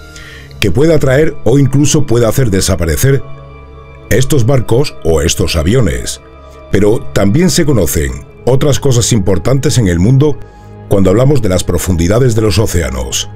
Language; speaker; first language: Spanish; native; Spanish